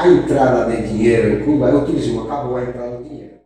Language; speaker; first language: Portuguese; non-native, fluent; Spanish